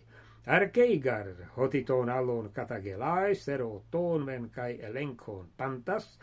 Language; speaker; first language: Greek; non-native, fluent; English